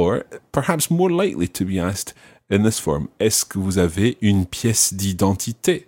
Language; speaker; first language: French; non-native, fluent; English